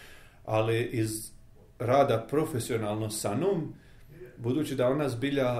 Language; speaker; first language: Serbian; native; Serbian